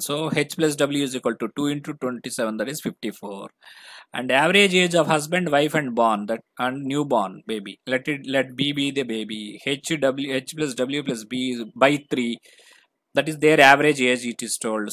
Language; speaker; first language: English; non-native, local second language; Telugu